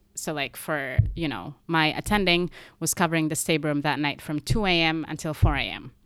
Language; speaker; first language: English; non-native, local second language; Somali